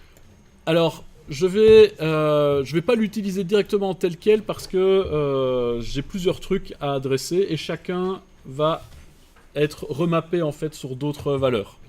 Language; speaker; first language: French; native; French